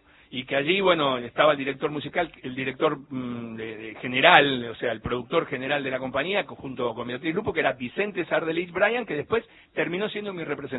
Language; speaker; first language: Spanish; native; Spanish